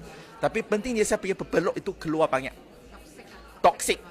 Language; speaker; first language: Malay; non-native, local second language; Chinese